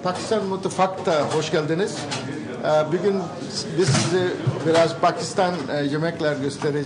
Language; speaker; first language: Turkish; non-native, learner; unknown